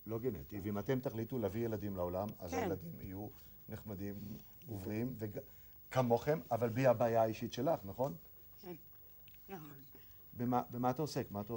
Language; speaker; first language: Hebrew; native; Hebrew